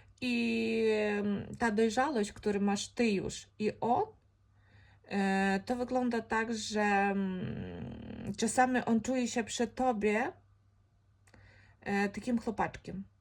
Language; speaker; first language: Polish; non-native, fluent; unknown